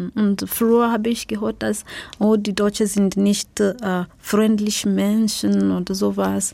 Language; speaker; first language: German; non-native, fluent; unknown